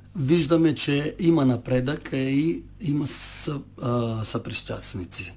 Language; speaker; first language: Bulgarian; non-native, fluent; Italian